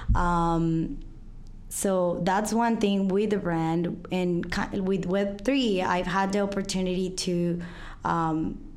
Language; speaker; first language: English; non-native, fluent; Spanish